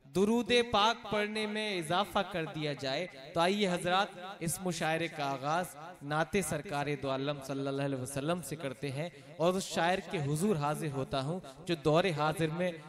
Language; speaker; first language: Urdu; native; Urdu